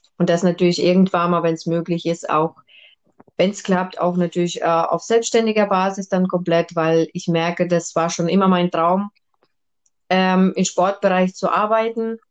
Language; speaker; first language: German; early bilingual, other home language; Russian